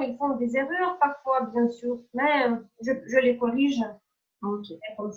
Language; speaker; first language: French; non-native, fluent; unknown